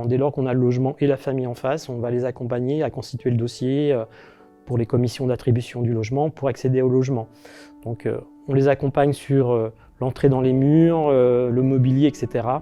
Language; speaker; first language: French; native; French